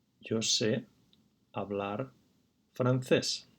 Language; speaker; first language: Spanish; non-native, fluent; English